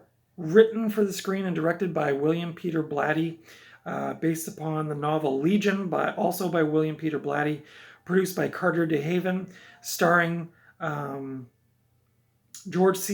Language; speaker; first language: English; native; English